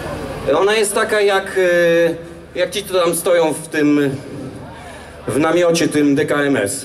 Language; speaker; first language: Polish; native; Polish